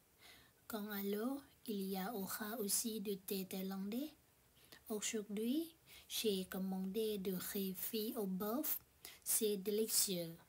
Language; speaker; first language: French; non-native, learner; Thai